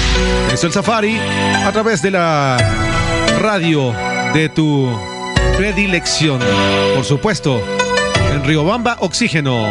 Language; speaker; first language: Spanish; native; Spanish